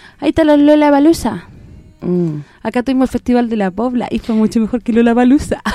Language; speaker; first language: Spanish; native; Spanish